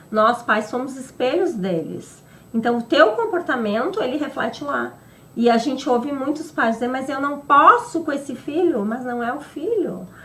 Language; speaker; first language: Portuguese; native; Portuguese